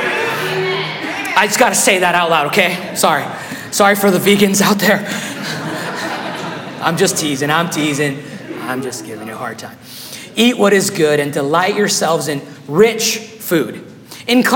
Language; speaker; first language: English; non-native, fluent; Spanish